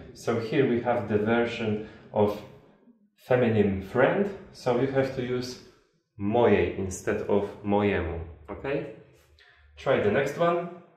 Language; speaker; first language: English; non-native, fluent; Polish